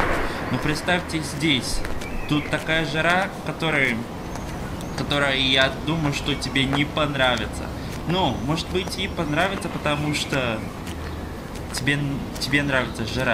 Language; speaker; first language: Russian; non-native, fluent; Portuguese